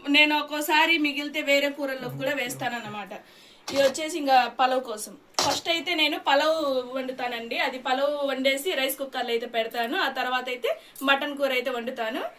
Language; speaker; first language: Telugu; non-native, local second language; Urdu